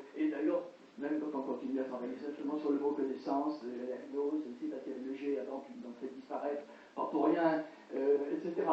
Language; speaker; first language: French; native; French